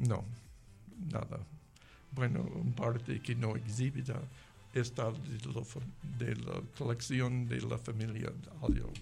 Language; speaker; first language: Spanish; non-native, learner; English